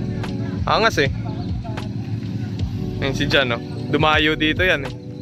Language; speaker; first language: Filipino; native; Filipino